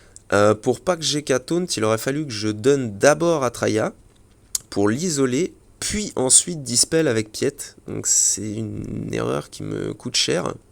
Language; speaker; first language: French; native; French